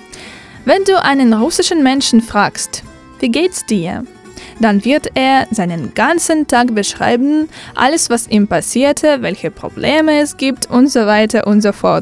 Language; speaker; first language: German; non-native, fluent; Russian